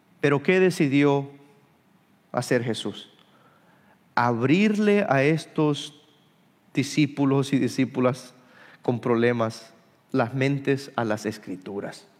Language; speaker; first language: Spanish; early bilingual, heritage; Spanish